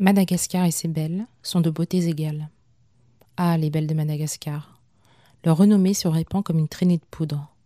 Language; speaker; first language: French; non-native, local second language; Malagasy